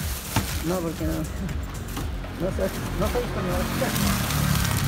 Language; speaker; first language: Spanish; non-native, learner; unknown